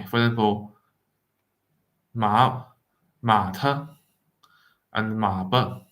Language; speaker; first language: English; non-native, fluent; Wu Chinese